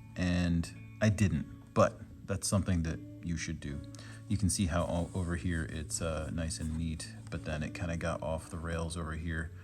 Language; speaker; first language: English; native; English